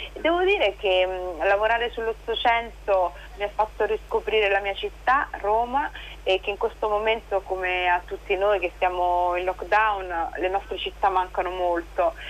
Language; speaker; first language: Italian; native; Italian